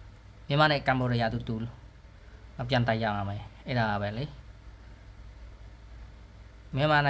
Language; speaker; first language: Burmese; non-native, learner; Khmer